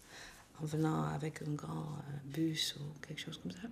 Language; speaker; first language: French; non-native, fluent; Dutch